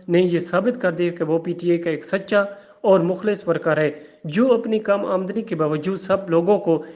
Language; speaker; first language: Urdu; non-native, local second language; Saraiki